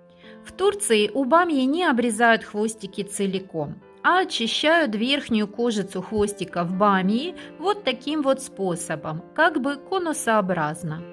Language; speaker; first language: Russian; native; Russian